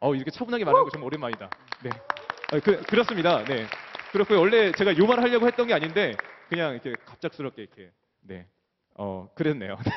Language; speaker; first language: Korean; native; Korean